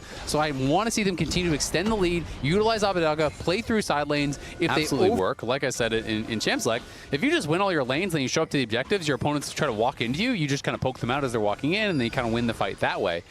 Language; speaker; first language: English; native; English